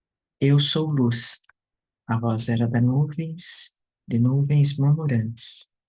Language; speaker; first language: Portuguese; native; Portuguese